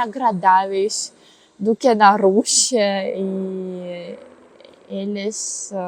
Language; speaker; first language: Portuguese; non-native, learner; Russian